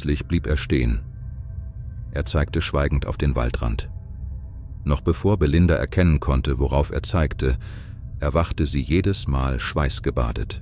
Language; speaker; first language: German; native; German